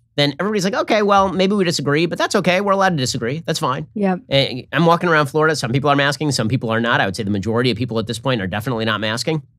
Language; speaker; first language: English; native; English